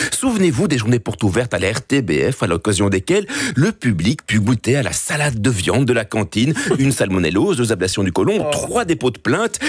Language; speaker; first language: French; native; French